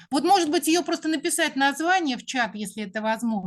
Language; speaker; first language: Russian; native; Russian